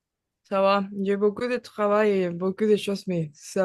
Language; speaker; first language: French; non-native, learner; Spanish